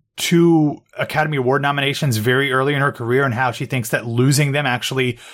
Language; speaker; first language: English; native; English